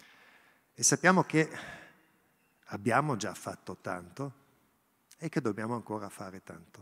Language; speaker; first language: Italian; non-native, local second language; German